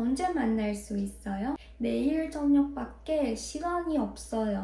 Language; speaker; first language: Korean; non-native, fluent; Ukrainian